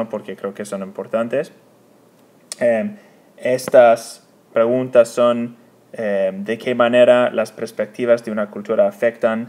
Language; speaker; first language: Spanish; non-native, fluent; English